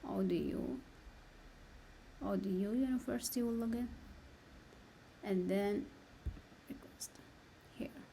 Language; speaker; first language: English; non-native, learner; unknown